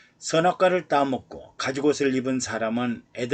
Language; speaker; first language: Korean; native; Korean